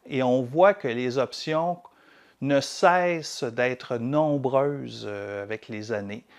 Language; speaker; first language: French; native; French